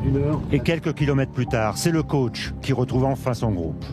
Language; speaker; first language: French; native; French